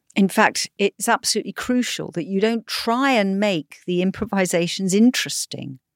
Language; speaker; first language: English; native; English